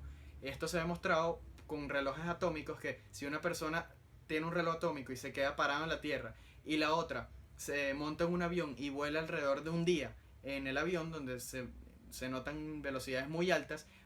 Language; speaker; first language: Spanish; native; Spanish